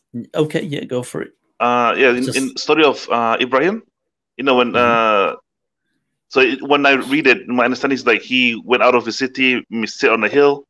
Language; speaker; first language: English; non-native, local second language; Malay